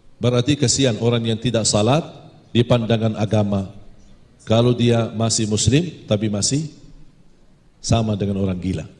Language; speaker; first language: Malay; non-native, fluent; Arabic